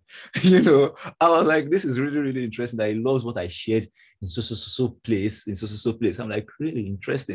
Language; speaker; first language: English; non-native, local second language; Yoruba